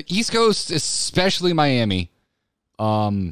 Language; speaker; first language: English; native; English